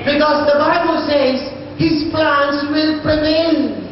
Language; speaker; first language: English; non-native, local second language; Filipino